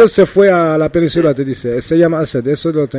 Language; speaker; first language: Spanish; non-native, learner; Arabic